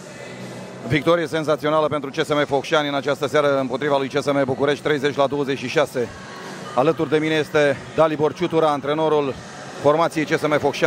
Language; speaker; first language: Romanian; native; Romanian